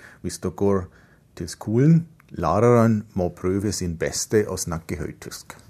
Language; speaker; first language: Norwegian; non-native, fluent; German